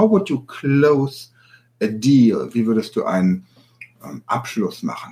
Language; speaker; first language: German; native; German